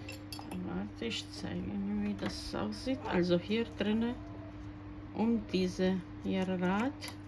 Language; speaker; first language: German; non-native, fluent; Croatian